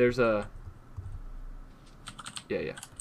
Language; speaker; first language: English; native; English